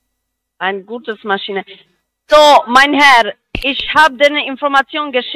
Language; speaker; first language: German; non-native, learner; Spanish